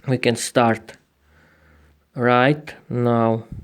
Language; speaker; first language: English; non-native, learner; Slovak